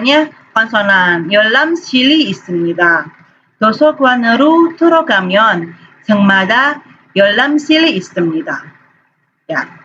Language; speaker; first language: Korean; non-native, fluent; Indonesian